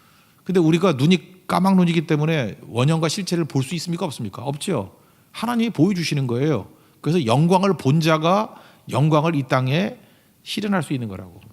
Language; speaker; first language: Korean; native; Korean